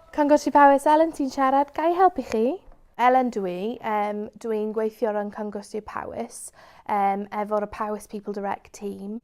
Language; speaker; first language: Welsh; non-native, local second language; English